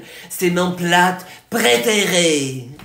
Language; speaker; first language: French; non-native, learner; English